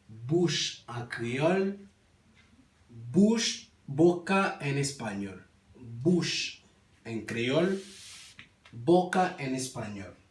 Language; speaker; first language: Spanish; non-native, learner; Haitian Creole